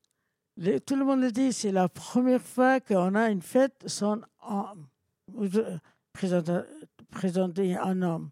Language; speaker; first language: French; non-native, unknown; Persian